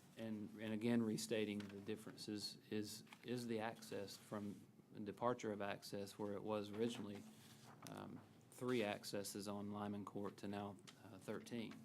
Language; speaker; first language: English; native; English